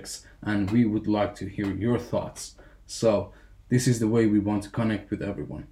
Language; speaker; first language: English; non-native, fluent; Persian